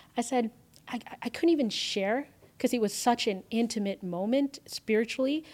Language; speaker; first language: English; early bilingual, other home language; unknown